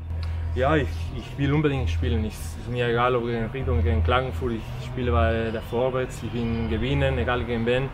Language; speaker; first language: German; non-native, fluent; Spanish